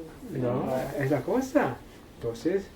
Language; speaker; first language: Spanish; non-native, fluent; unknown